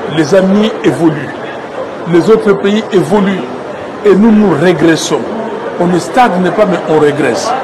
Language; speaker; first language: French; non-native, local second language; Lingala